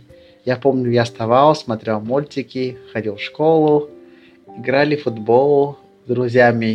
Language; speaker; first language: Russian; early bilingual, other home language; Lingala